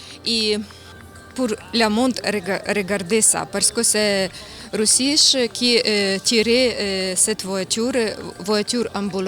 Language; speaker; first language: French; non-native, learner; Ukrainian